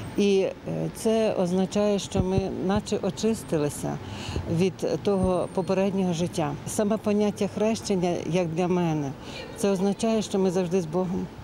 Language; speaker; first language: Ukrainian; native; Ukrainian